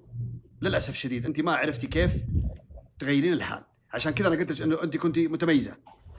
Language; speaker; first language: Arabic; native; Arabic